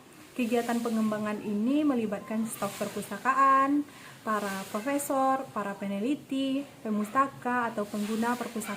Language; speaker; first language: Indonesian; native; Indonesian